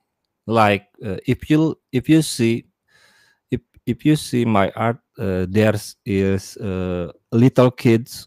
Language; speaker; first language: English; non-native, learner; Indonesian